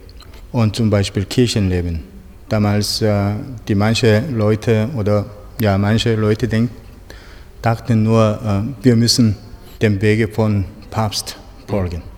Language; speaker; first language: German; non-native, fluent; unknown